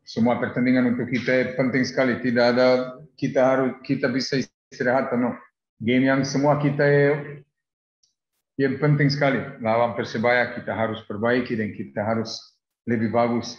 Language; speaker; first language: Indonesian; non-native, learner; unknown